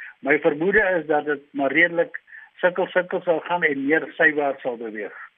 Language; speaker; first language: Afrikaans; native; Afrikaans